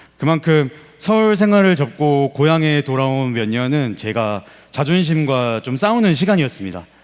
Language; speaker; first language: Korean; native; Korean